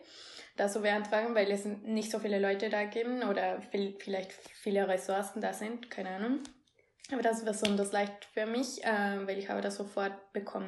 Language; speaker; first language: German; non-native, fluent; Spanish